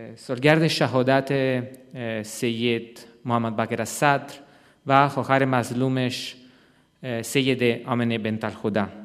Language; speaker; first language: Persian; non-native, fluent; Italian